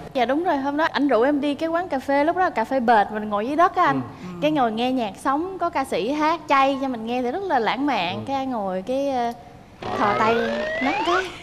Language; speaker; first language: Vietnamese; native; Vietnamese